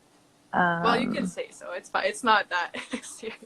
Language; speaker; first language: English; native; English